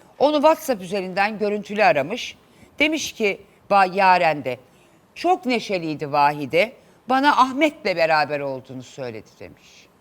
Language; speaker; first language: Turkish; native; Turkish